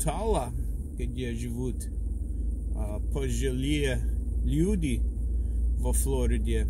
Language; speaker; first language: Russian; non-native, learner; English